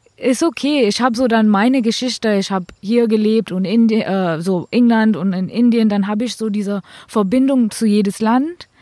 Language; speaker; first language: German; non-native, fluent; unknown